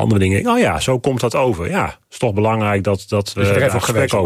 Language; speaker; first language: Dutch; native; Dutch